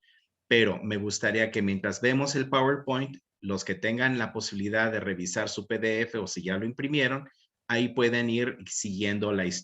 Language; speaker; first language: Spanish; native; Spanish